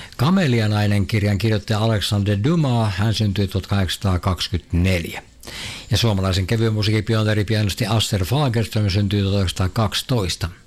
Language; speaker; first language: Finnish; native; Finnish